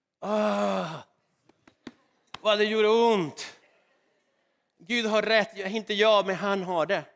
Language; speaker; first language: Swedish; non-native, fluent; Spanish